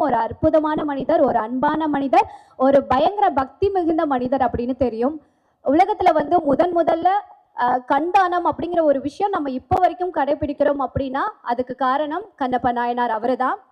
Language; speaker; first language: Tamil; native; Tamil